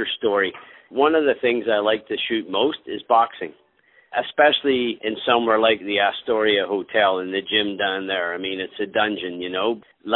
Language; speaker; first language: English; native; English